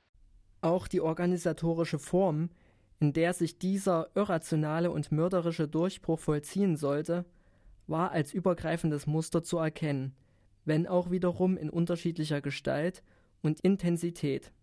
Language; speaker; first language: German; native; German